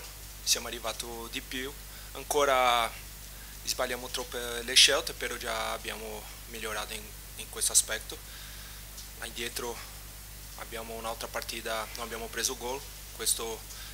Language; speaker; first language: Italian; non-native, fluent; Portuguese